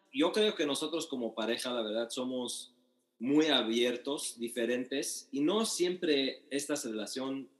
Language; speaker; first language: Spanish; non-native, fluent; Arabic